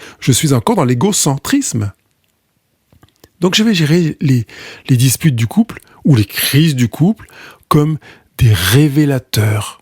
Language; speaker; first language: French; native; French